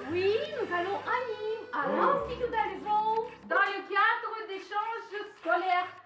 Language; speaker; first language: French; non-native, learner; Russian